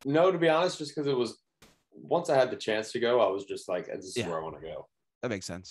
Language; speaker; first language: English; native; English